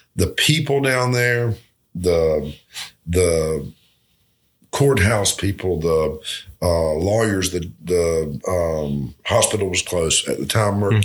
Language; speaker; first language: English; native; English